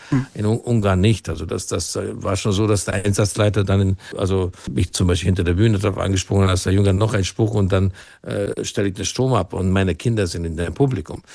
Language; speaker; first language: German; non-native, fluent; Hungarian